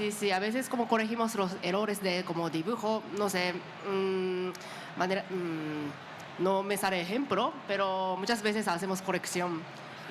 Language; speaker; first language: Spanish; non-native, learner; Japanese